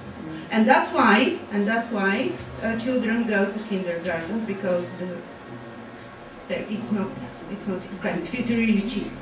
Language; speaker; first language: English; non-native, fluent; Bulgarian